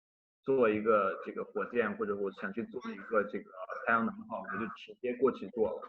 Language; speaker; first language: Chinese; native; Chinese